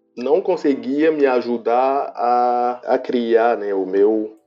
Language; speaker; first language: Portuguese; non-native, fluent; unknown